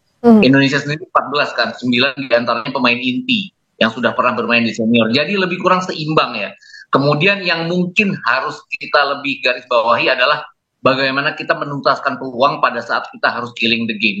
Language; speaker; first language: Indonesian; native; Indonesian